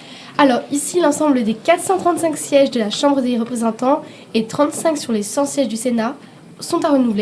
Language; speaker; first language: French; native; French